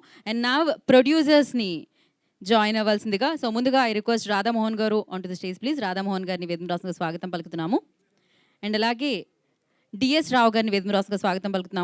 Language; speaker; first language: Telugu; native; Telugu